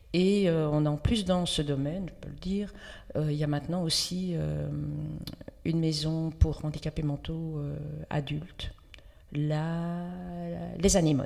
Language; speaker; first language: French; native; French